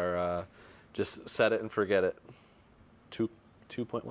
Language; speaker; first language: English; native; English